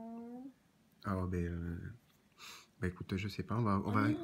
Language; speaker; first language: French; native; French